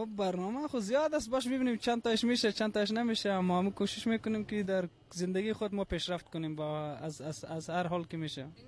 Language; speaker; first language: Persian; native; Persian